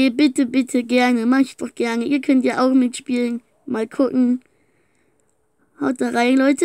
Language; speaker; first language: German; native; German